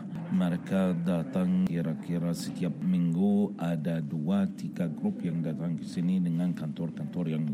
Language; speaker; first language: Indonesian; non-native, fluent; Arabic